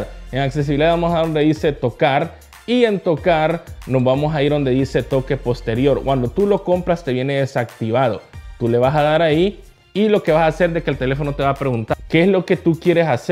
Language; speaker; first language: Spanish; native; Spanish